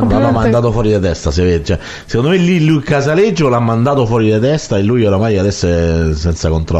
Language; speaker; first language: Italian; native; Italian